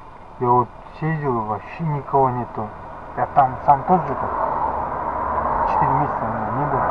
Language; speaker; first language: Russian; non-native, local second language; Kyrgyz